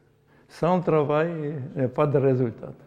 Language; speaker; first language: French; non-native, learner; Polish